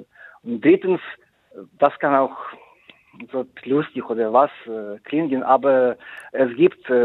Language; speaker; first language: German; non-native, fluent; Ukrainian